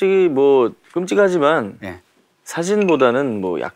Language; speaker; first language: Korean; native; Korean